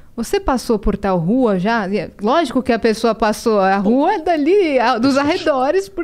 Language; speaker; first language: Portuguese; native; Portuguese